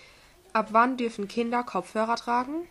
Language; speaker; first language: German; native; German